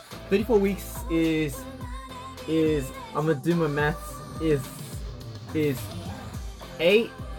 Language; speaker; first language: English; early bilingual, other home language; Korean